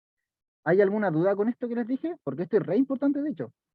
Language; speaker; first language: Spanish; native; Spanish